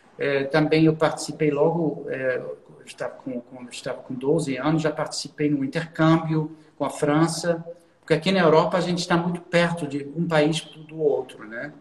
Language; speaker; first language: Portuguese; non-native, fluent; German